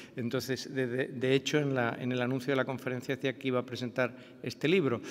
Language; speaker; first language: Spanish; native; Spanish